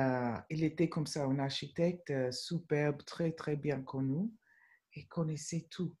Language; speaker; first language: French; non-native, fluent; English